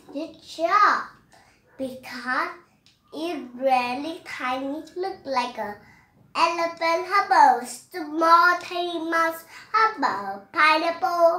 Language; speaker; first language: English; non-native, learner; Vietnamese